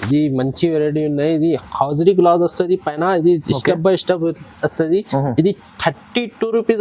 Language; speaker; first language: Telugu; non-native, local second language; Urdu